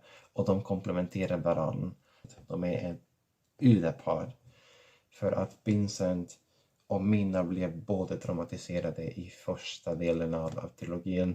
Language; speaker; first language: Swedish; non-native, fluent; Catalan